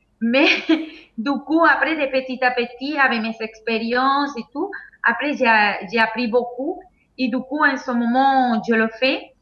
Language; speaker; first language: French; non-native, fluent; Spanish